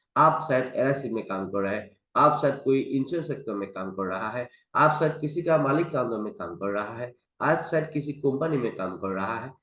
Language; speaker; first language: Hindi; non-native, local second language; Assamese